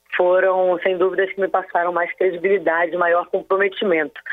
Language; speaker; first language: Portuguese; native; Portuguese